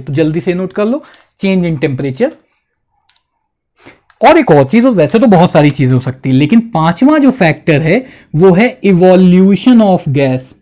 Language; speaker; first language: Hindi; native; Hindi